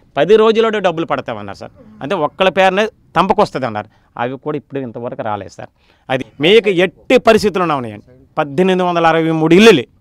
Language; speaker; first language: Telugu; native; Telugu